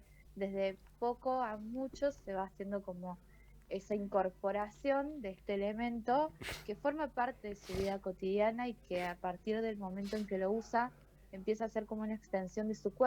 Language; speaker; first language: Spanish; native; Spanish